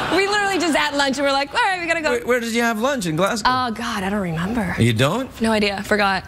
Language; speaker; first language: English; non-native, fluent; Spanish